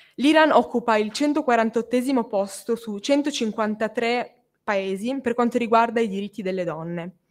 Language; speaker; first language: Italian; native; Italian